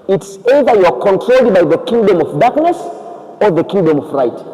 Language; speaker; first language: English; non-native, local second language; Swahili